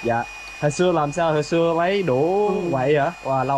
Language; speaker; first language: Vietnamese; early bilingual, heritage; Vietnamese